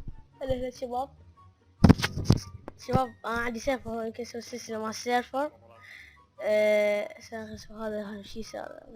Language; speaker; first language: Arabic; native; Arabic